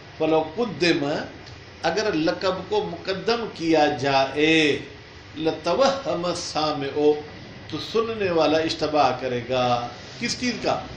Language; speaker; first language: Urdu; non-native, local second language; Sindhi